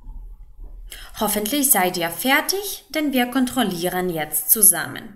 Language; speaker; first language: German; non-native, fluent; Macedonian